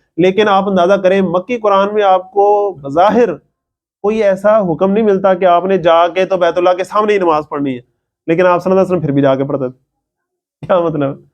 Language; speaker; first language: Urdu; non-native, local second language; Punjabi